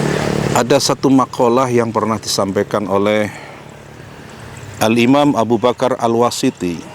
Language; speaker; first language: Indonesian; non-native, local second language; Javanese